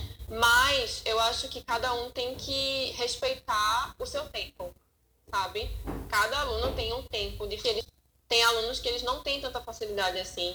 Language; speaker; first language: Portuguese; native; Portuguese